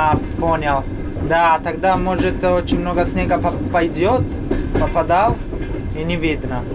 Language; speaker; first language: Russian; non-native, learner; Italian